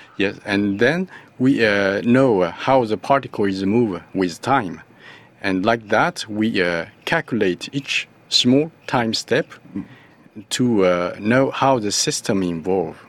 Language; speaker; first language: English; non-native, fluent; Chinese